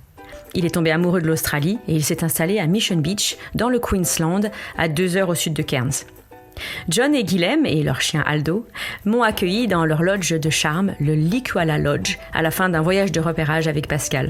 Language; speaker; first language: French; native; French